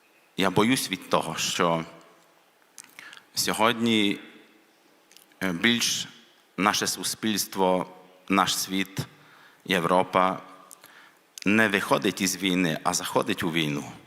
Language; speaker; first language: Ukrainian; non-native, local second language; Hungarian